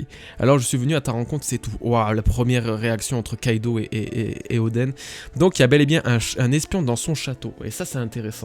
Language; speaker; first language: French; native; French